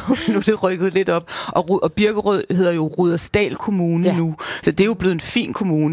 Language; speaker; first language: Danish; native; Danish